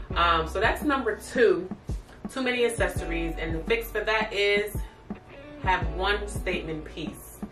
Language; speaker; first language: English; native; English